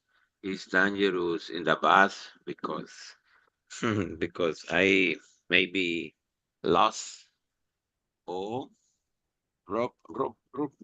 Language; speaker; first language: English; non-native, learner; Spanish